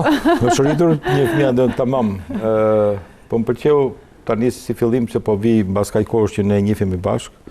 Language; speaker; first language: Albanian; native; Albanian